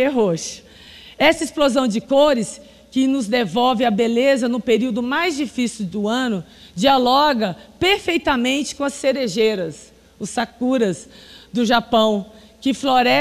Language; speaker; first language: Portuguese; native; Portuguese